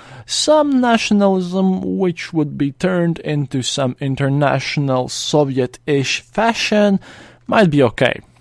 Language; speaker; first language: English; non-native, fluent; Latvian